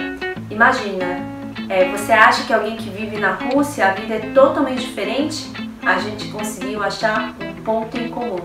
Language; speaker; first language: Portuguese; early bilingual, heritage; Korean